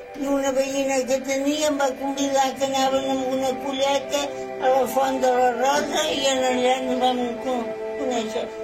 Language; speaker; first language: Catalan; native; Catalan